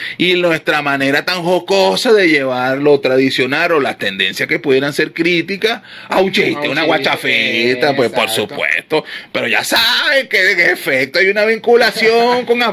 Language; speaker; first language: Spanish; native; Spanish